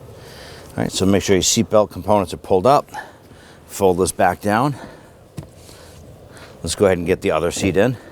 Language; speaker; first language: English; native; English